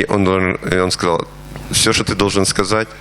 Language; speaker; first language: Russian; native; Russian